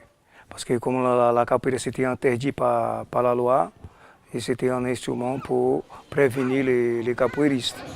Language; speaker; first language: French; non-native, fluent; Portuguese